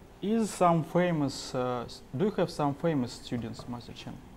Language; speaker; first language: English; non-native, learner; Russian